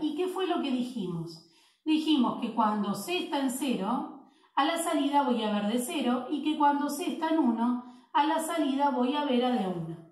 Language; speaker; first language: Spanish; native; Spanish